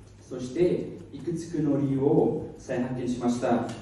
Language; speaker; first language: Japanese; non-native, learner; Hmong